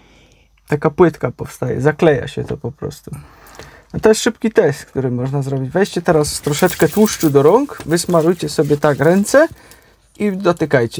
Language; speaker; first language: Polish; native; Polish